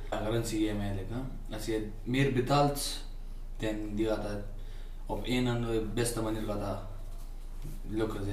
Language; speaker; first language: Dutch; non-native, learner; Pashto